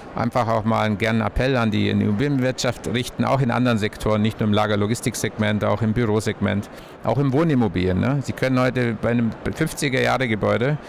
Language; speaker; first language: German; native; German